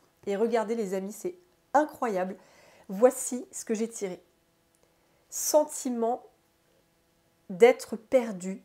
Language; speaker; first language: French; native; French